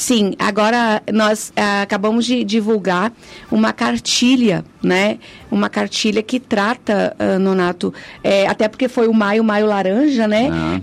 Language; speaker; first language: Portuguese; native; Portuguese